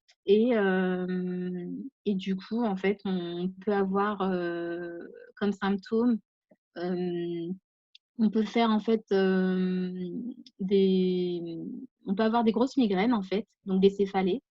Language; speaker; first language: French; native; French